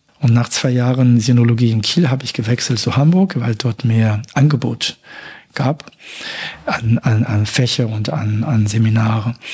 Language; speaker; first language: German; non-native, fluent; Chinese